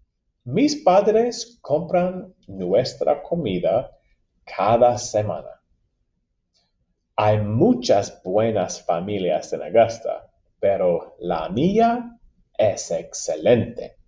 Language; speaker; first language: Spanish; non-native, fluent; English